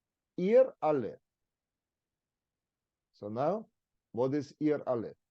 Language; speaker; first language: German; non-native, fluent; English